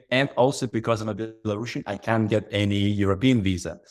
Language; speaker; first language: English; non-native, fluent; Russian